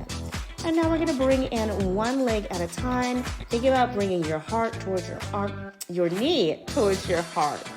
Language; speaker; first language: English; native; English